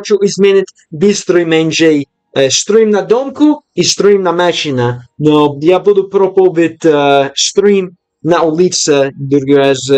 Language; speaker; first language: Russian; non-native, learner; English